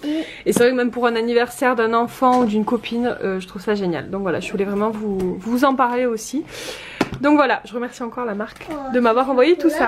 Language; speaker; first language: French; native; French